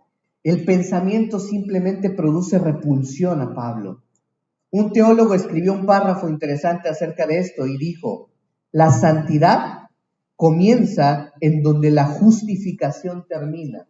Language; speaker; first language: Spanish; native; Spanish